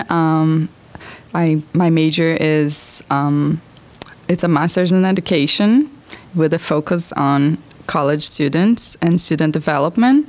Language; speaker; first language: English; non-native, fluent; Portuguese